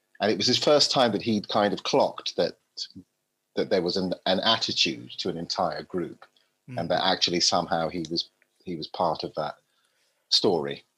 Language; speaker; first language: English; native; English